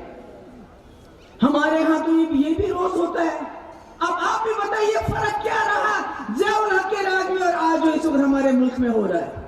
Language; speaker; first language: Urdu; non-native, local second language; Kashmiri